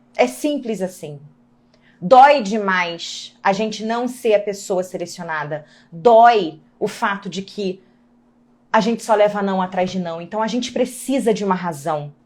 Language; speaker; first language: Portuguese; native; Portuguese